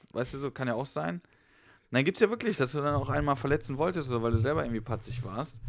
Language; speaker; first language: German; native; German